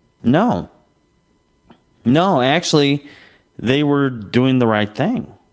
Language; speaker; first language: English; native; English